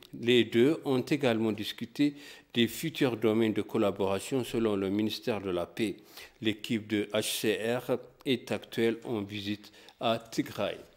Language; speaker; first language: French; non-native, fluent; Amharic